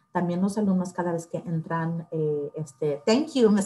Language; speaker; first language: Spanish; early bilingual, heritage; Spanish